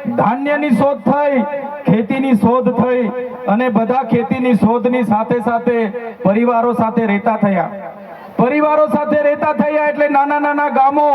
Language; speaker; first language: Gujarati; non-native, local second language; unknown